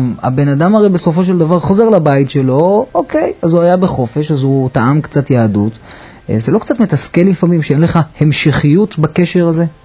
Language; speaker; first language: Hebrew; native; Hebrew